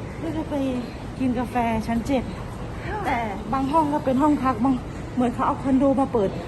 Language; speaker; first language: Thai; native; Thai